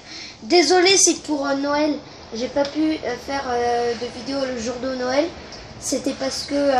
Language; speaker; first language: French; native; French